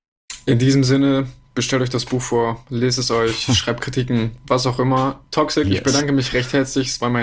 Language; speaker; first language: German; native; German